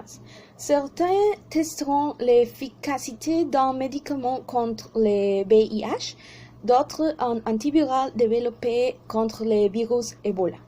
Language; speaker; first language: French; non-native, learner; Spanish